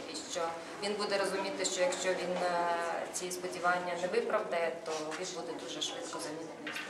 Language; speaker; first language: Ukrainian; native; Ukrainian